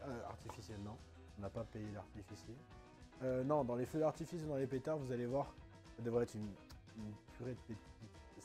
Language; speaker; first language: French; native; French